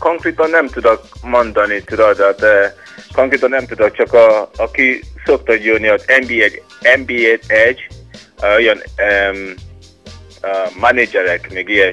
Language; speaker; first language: Hungarian; non-native, learner; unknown